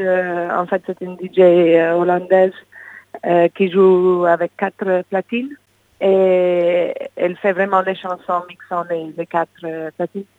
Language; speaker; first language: French; non-native, fluent; English